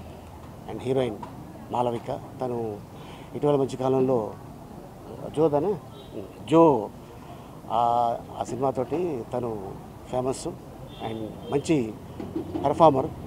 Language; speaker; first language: Telugu; native; Telugu